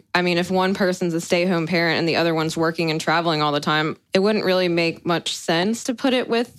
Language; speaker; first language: English; native; English